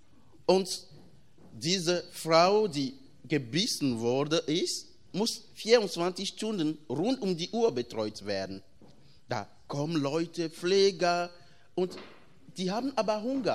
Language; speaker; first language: German; non-native, fluent; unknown